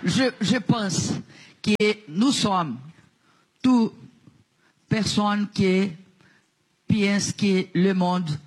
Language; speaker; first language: French; non-native, learner; Portuguese